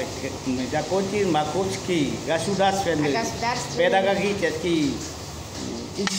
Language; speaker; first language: Russian; non-native, learner; Vietnamese